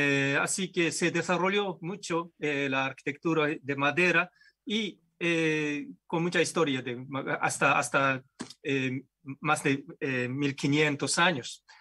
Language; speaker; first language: Spanish; non-native, fluent; Japanese